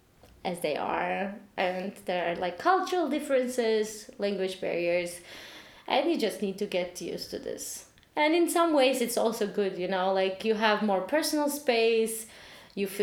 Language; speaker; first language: English; non-native, fluent; Turkish